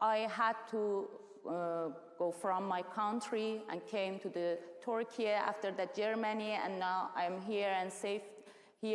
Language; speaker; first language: English; non-native, learner; Persian